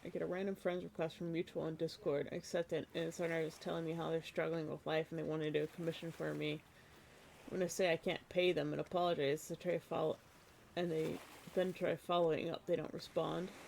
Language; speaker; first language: English; native; English